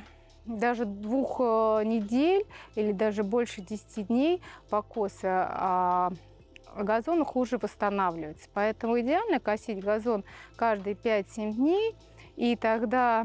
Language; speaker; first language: Russian; native; Russian